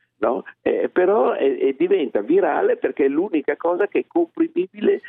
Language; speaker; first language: Italian; native; Italian